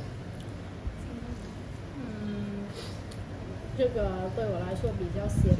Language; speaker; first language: Chinese; non-native, learner; Vietnamese